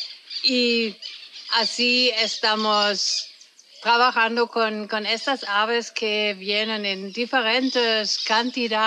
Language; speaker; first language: Spanish; non-native, fluent; German